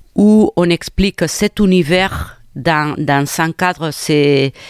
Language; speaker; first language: French; non-native, fluent; Spanish